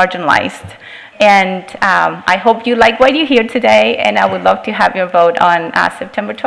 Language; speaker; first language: English; native; English